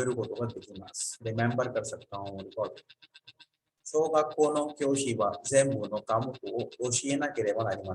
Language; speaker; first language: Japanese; non-native, fluent; Urdu